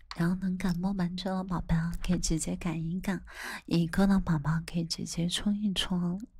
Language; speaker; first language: Chinese; native; Chinese